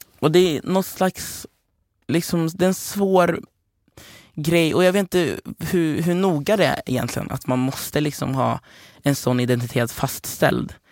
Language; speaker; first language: Swedish; early bilingual, other home language; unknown